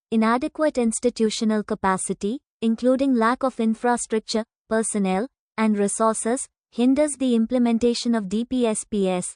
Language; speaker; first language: English; non-native, local second language; Tamil